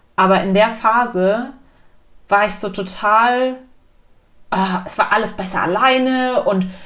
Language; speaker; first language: German; native; German